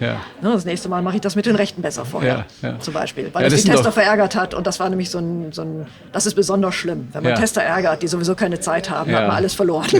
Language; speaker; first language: German; native; German